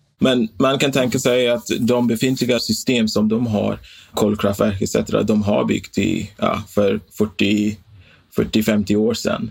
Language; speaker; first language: Swedish; non-native, fluent; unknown